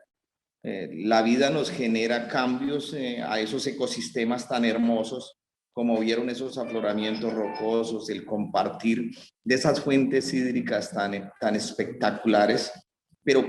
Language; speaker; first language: Spanish; native; Spanish